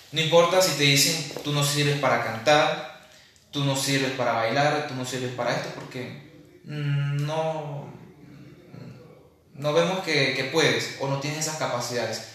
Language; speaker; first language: Spanish; native; Spanish